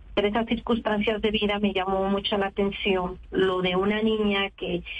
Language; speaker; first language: Spanish; native; Spanish